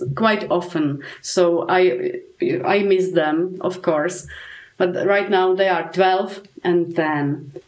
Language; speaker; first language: English; non-native, fluent; Czech